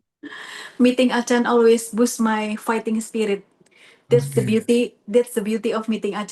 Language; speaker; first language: English; non-native, learner; Indonesian